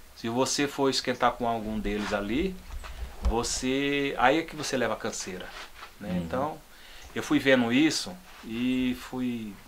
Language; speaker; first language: Portuguese; native; Portuguese